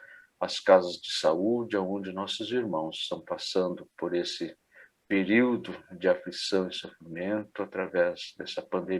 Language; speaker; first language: Portuguese; native; Portuguese